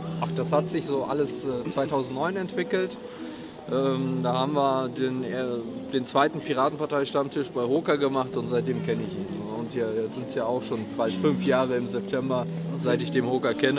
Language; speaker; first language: German; native; German